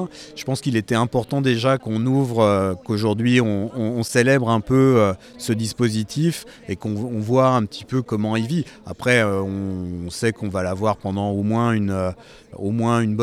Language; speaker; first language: French; native; French